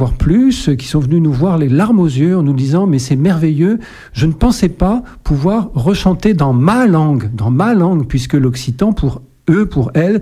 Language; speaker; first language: French; native; French